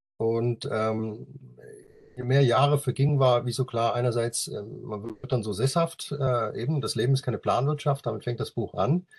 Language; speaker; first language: German; native; German